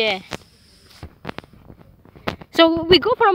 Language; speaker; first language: English; non-native, learner; Indonesian